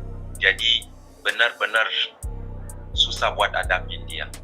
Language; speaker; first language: Indonesian; non-native, fluent; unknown